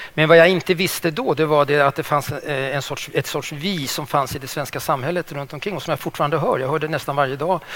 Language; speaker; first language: Swedish; native; Swedish